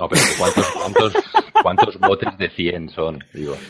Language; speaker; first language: Spanish; native; Spanish